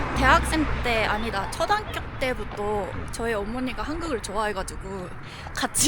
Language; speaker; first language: Korean; non-native, fluent; Japanese